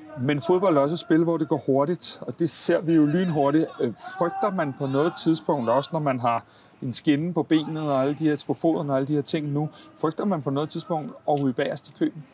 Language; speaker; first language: Danish; native; Danish